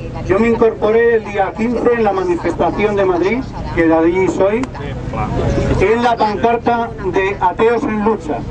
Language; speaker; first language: Spanish; native; Spanish